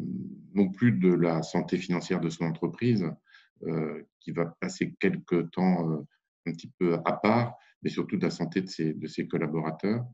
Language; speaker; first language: French; native; French